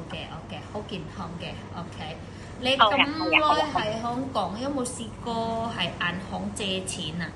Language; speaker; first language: Cantonese; native; Cantonese